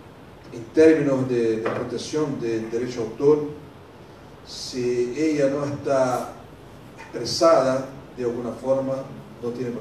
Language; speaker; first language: Spanish; non-native, fluent; Portuguese